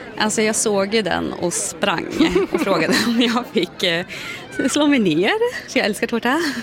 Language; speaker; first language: Swedish; native; Swedish